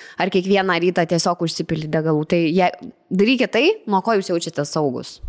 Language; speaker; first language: Lithuanian; native; Lithuanian